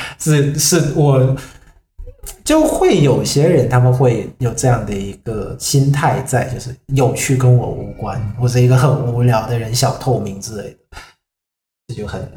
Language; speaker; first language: Chinese; non-native, fluent; Vietnamese